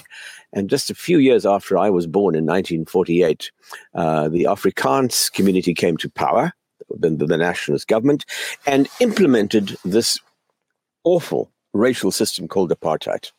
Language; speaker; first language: English; native; English